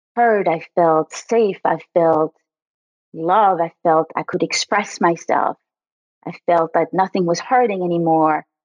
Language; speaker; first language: English; early bilingual, other home language; French